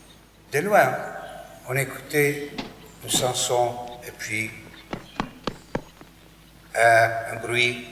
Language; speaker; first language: French; non-native, fluent; Greek